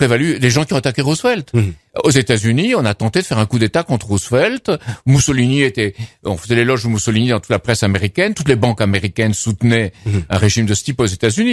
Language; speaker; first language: French; native; French